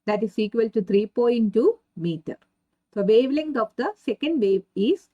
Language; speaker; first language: English; non-native, local second language; Malayalam